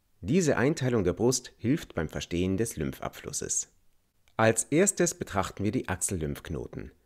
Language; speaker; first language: German; native; German